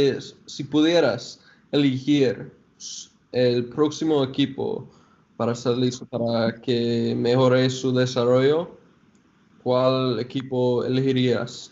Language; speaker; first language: Spanish; non-native, fluent; English